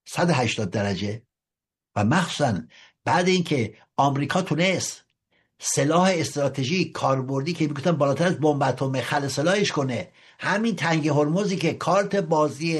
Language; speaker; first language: Persian; native; Persian